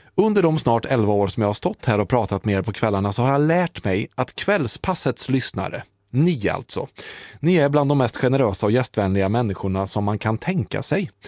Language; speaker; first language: Swedish; native; Swedish